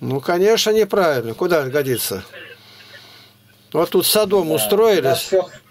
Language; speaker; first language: Russian; native; Russian